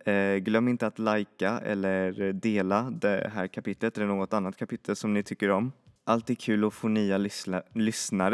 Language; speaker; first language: Swedish; native; Swedish